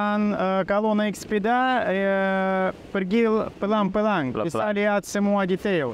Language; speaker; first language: Indonesian; non-native, learner; Russian